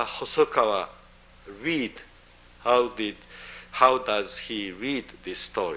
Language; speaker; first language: English; non-native, fluent; Japanese